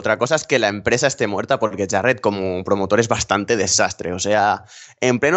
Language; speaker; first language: Spanish; native; Spanish